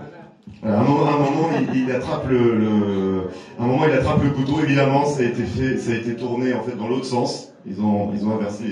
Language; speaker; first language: French; native; French